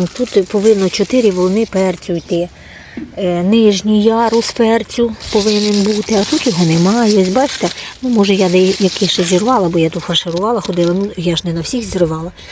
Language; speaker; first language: Ukrainian; non-native, local second language; Russian